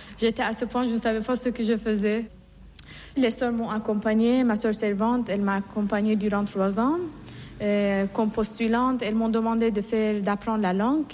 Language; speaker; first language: French; non-native, fluent; Persian